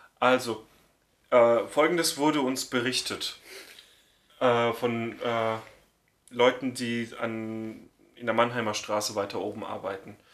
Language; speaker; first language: German; native; German